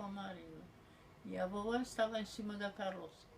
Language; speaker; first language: Portuguese; non-native, fluent; Polish